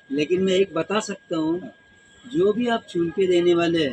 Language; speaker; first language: Hindi; non-native, local second language; Marathi